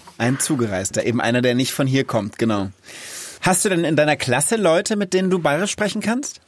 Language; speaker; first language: German; native; German